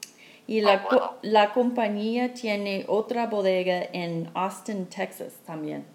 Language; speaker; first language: Spanish; non-native, learner; English